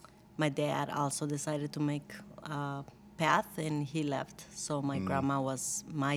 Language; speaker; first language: English; non-native, fluent; Spanish